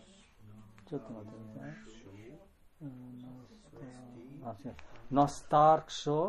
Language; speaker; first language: Japanese; non-native, fluent; Bangla